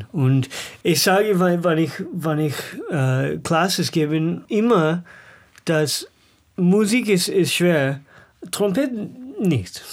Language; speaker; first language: German; non-native, learner; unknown